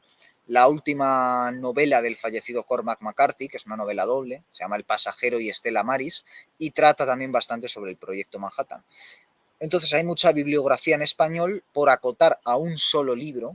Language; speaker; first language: Spanish; native; Spanish